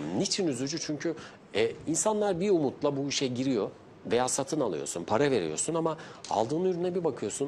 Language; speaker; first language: Turkish; native; Turkish